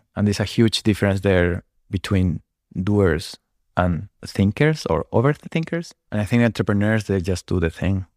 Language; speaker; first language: English; non-native, fluent; Spanish